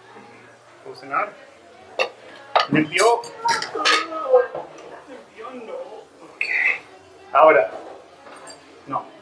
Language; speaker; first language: Spanish; non-native, learner; English